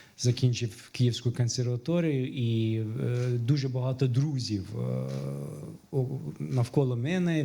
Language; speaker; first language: Ukrainian; non-native, fluent; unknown